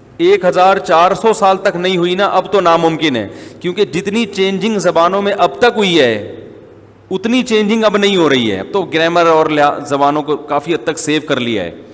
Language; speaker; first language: Urdu; native; Urdu